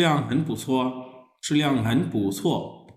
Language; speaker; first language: Chinese; non-native, fluent; Urdu